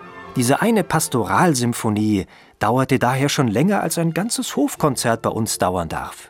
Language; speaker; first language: German; native; German